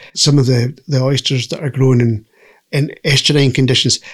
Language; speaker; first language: English; native; English